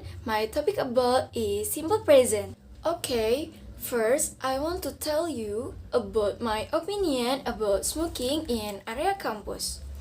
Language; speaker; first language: English; non-native, learner; Indonesian